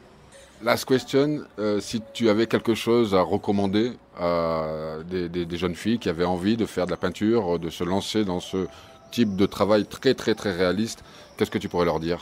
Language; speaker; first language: French; native; French